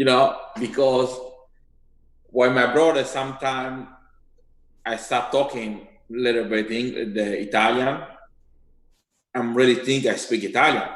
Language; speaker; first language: English; non-native, learner; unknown